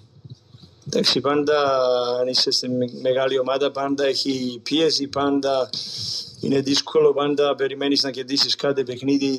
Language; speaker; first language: Greek; non-native, fluent; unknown